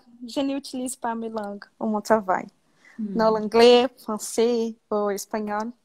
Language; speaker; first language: French; non-native, learner; Portuguese